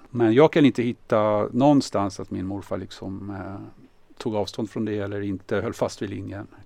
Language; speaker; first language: Swedish; native; Swedish